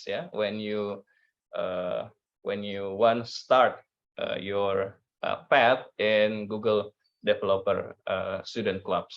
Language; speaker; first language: English; non-native, learner; Indonesian